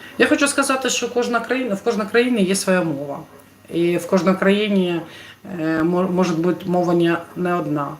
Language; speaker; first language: Ukrainian; non-native, local second language; Russian